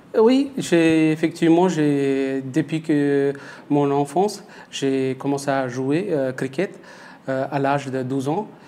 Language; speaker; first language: French; non-native, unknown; Tamil